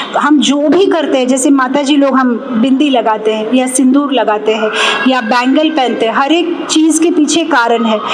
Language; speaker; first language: Hindi; non-native, local second language; Telugu